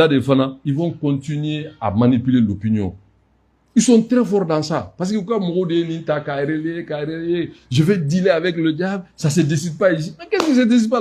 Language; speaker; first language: French; non-native, local second language; Bambara